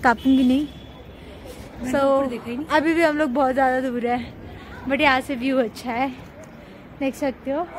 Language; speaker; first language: Hindi; native; Hindi